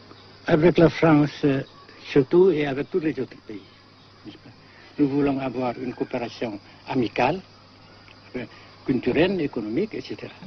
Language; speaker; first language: French; non-native, fluent; Vietnamese